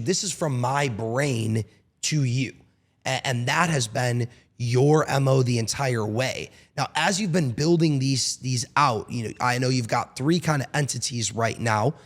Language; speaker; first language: English; native; English